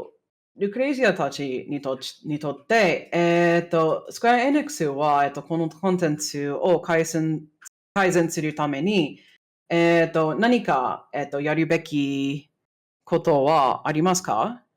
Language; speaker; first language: Japanese; non-native, fluent; English